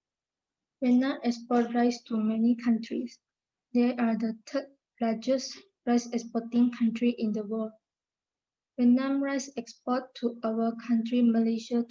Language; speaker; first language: English; non-native, learner; Malay